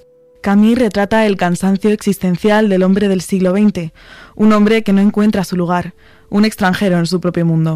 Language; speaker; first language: Spanish; native; Spanish